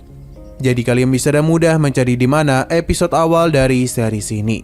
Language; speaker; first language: Indonesian; native; Indonesian